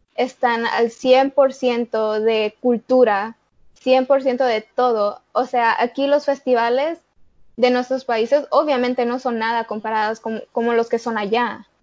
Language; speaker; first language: Spanish; early bilingual, heritage; Spanish